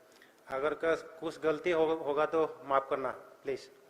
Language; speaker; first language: Hindi; non-native, local second language; Bodo